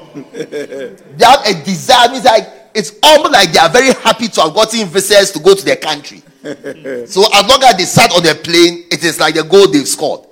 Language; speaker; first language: English; non-native, local second language; Akan